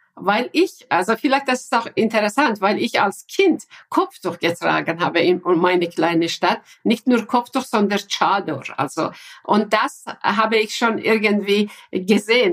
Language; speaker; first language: German; non-native, fluent; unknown